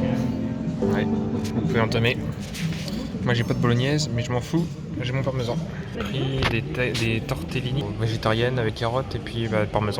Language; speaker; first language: French; native; French